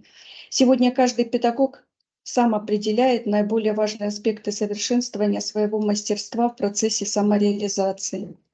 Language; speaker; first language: Russian; native; Russian